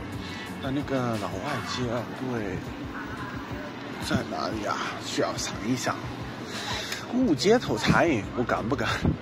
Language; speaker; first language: Chinese; non-native, learner; English